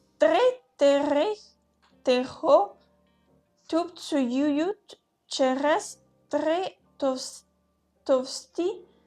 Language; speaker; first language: Ukrainian; non-native, learner; English